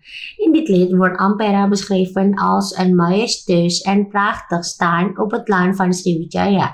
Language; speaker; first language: Dutch; non-native, fluent; Indonesian